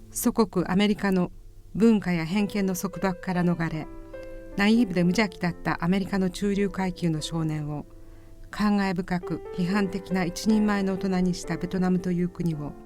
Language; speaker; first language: Japanese; native; Japanese